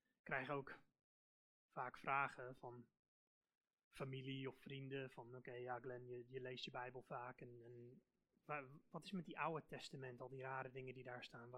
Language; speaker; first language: Dutch; non-native, fluent; English